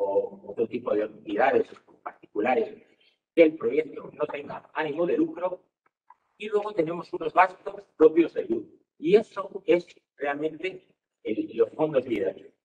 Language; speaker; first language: Spanish; native; Spanish